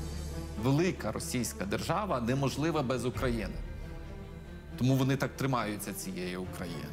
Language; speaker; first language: Ukrainian; native; Ukrainian